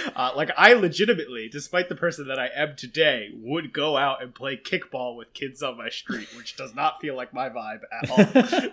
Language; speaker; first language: English; early bilingual, other home language; Hindi